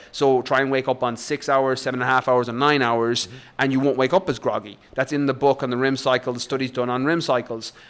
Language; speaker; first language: English; native; English